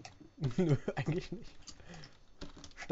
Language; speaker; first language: German; native; German